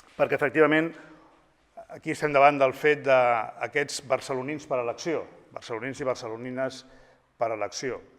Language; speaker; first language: Catalan; native; Catalan